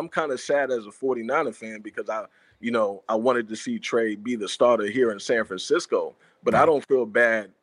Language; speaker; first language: English; native; English